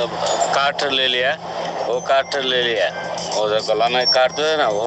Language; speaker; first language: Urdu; non-native, local second language; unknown